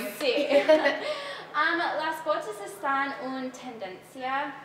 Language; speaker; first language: Spanish; non-native, learner; English